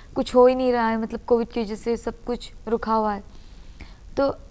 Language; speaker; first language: Hindi; non-native, local second language; Urdu